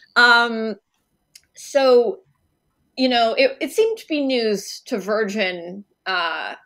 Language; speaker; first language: English; native; English